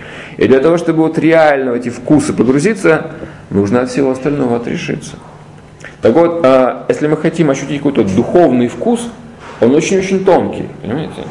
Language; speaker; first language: Russian; native; Russian